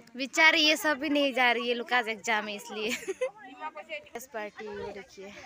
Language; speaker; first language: Hindi; non-native, local second language; Assamese